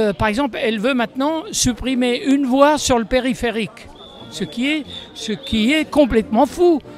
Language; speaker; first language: French; native; French